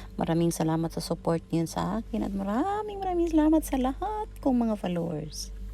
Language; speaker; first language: Filipino; non-native, local second language; Cebuano